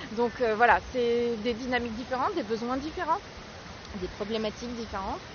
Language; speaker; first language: French; native; French